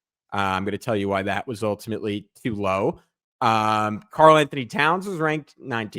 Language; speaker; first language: English; native; English